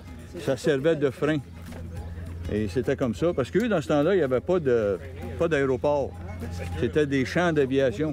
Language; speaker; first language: French; native; French